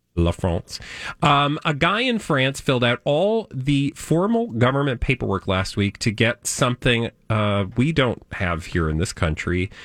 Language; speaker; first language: English; native; English